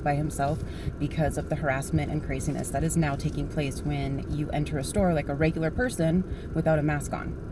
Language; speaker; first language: English; native; English